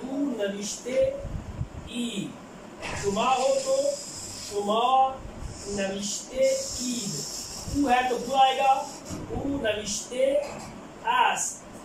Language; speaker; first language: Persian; non-native, fluent; Urdu